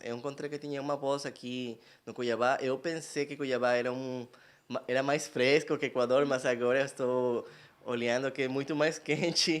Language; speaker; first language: Portuguese; non-native, learner; Spanish